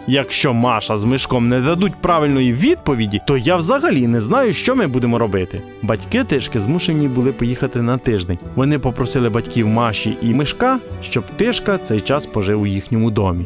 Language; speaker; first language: Ukrainian; native; Ukrainian